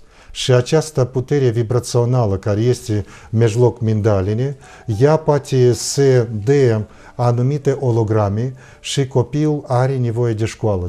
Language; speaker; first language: Romanian; non-native, fluent; Russian